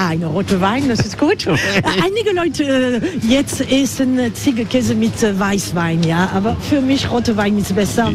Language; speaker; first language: German; non-native, learner; French